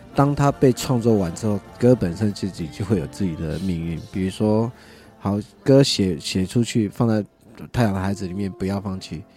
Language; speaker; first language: Chinese; native; Chinese